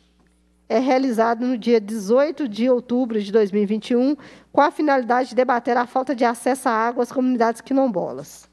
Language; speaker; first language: Portuguese; native; Portuguese